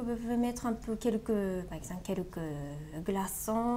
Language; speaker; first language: French; non-native, learner; Japanese